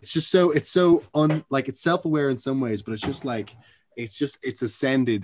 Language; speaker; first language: English; native; English